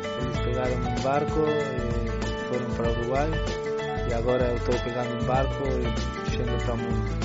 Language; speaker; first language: Portuguese; non-native, learner; Spanish